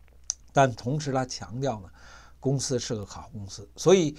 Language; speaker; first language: Chinese; native; Chinese